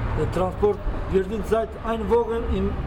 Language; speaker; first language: German; non-native, learner; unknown